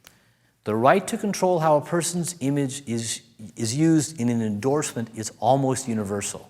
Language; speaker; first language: English; native; English